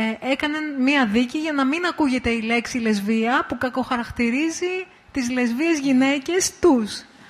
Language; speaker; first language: Greek; native; Greek